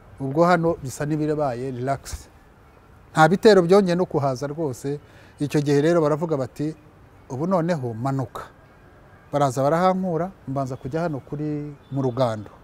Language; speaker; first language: Kinyarwanda; early bilingual, heritage; Kinyarwanda